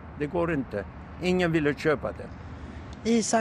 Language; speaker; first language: Swedish; non-native, fluent; Turkish